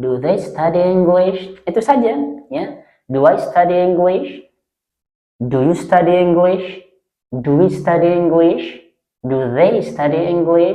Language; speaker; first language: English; non-native, fluent; Indonesian